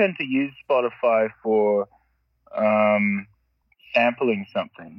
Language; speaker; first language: English; native; English